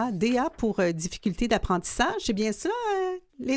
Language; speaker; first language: French; native; French